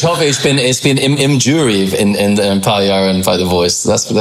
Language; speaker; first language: German; non-native, learner; English